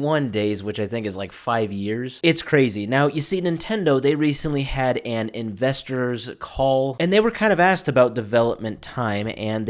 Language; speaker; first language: English; native; English